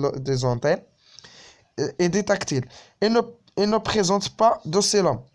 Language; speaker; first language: French; non-native, local second language; Arabic